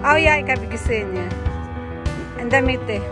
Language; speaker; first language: German; non-native, learner; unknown